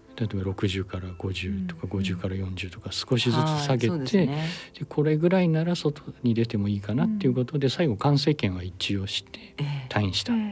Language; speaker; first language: Japanese; native; Japanese